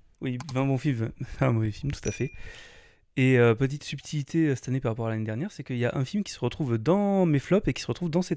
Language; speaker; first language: French; native; French